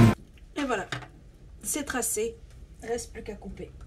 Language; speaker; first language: French; native; French